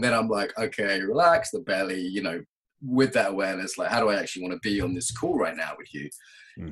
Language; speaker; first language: English; native; English